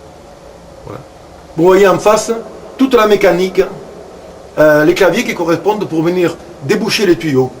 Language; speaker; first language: French; native; French